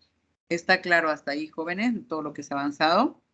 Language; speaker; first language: Spanish; native; Spanish